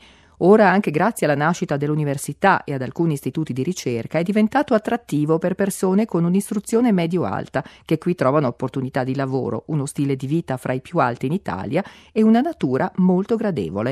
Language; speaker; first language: Italian; native; Italian